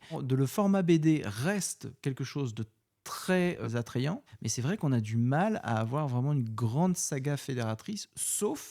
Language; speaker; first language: French; native; French